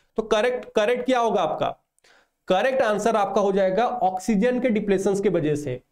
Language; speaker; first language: Hindi; non-native, local second language; Odia